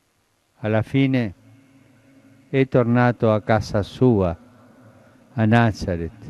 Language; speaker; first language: Italian; non-native, fluent; Spanish